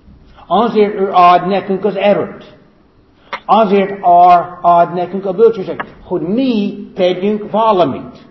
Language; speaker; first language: Hungarian; non-native, fluent; English